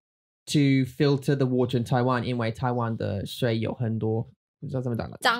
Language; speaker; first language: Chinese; non-native, learner; English